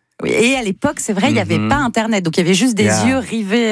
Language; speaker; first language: French; native; French